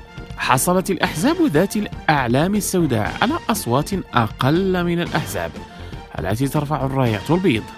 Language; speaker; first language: Arabic; non-native, fluent; Indonesian